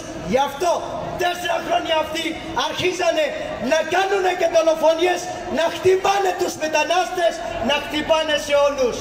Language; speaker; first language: Greek; non-native, fluent; Urdu